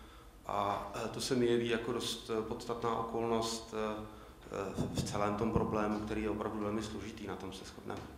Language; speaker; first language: Czech; native; Czech